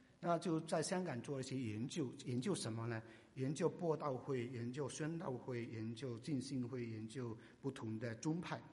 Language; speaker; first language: Chinese; non-native, local second language; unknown